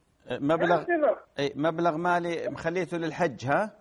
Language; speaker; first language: Arabic; native; Arabic